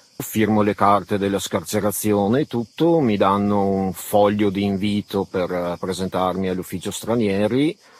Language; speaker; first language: Italian; early bilingual, other home language; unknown